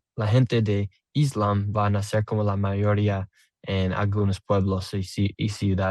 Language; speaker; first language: Spanish; non-native, learner; English